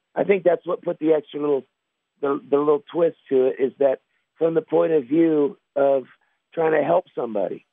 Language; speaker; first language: English; native; English